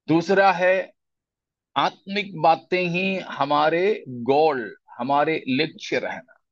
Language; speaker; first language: Hindi; non-native, local second language; Malayalam